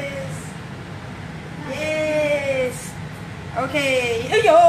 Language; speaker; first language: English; non-native, learner; Thai